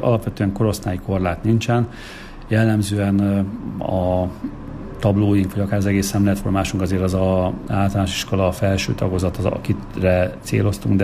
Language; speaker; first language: Hungarian; native; Hungarian